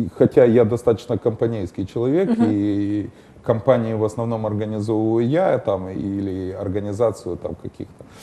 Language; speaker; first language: Russian; non-native, local second language; Ukrainian